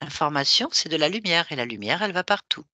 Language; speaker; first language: French; native; French